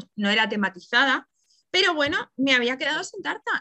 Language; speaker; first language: Spanish; native; Spanish